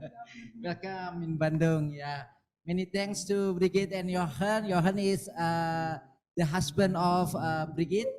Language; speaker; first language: English; non-native, learner; Indonesian